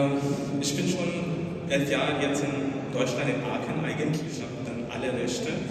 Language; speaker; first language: German; non-native, learner; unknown